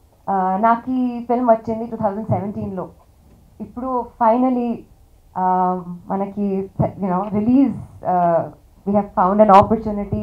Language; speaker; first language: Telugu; non-native, learner; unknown